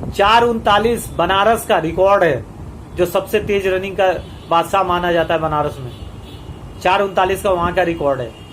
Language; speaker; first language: Hindi; native; Hindi